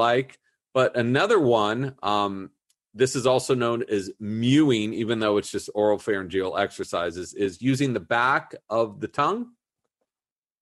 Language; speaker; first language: English; native; English